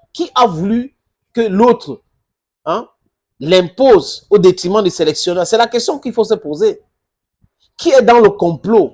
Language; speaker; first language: French; non-native, local second language; English